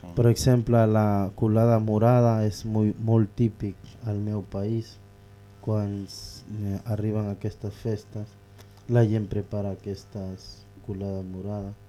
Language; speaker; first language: Catalan; non-native, learner; Spanish